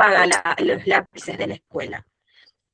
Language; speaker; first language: Spanish; native; Spanish